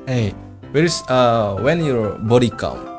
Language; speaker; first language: English; non-native, learner; Indonesian